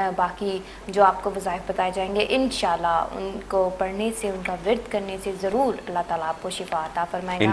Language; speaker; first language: Urdu; native; Urdu